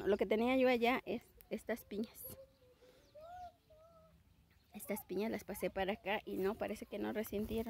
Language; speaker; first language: Spanish; native; Spanish